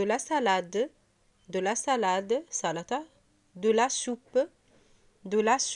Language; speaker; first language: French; non-native, fluent; Arabic